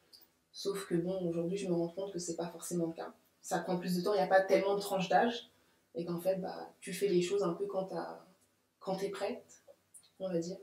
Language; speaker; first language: French; native; French